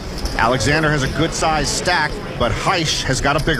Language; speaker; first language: English; native; English